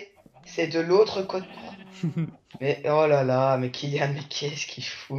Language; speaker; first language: French; native; French